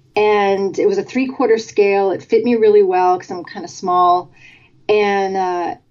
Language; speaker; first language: English; native; English